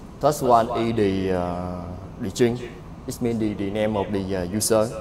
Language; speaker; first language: English; non-native, learner; Vietnamese